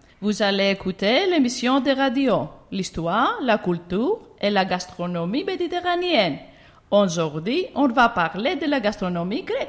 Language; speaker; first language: French; non-native, learner; Greek